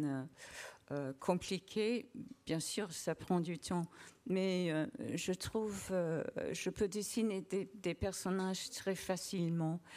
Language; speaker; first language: French; non-native, learner; English